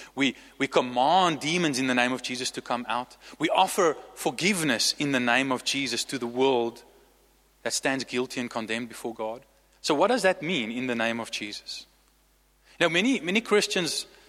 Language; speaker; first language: English; non-native, local second language; Afrikaans